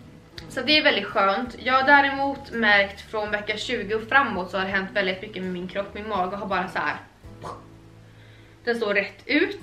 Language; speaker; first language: Swedish; native; Swedish